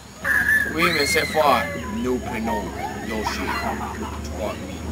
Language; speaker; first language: French; non-native, learner; English